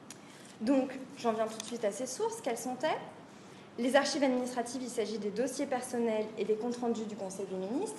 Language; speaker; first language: French; native; French